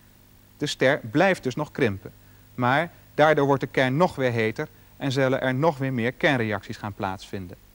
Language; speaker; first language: Dutch; native; Dutch